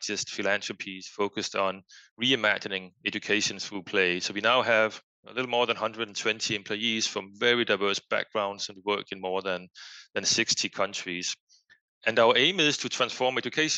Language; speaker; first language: English; non-native, fluent; Danish